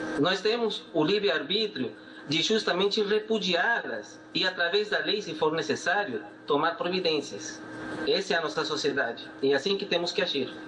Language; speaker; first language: Portuguese; non-native, fluent; Spanish